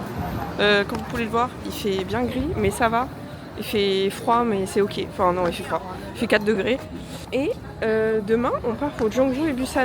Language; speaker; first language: French; native; French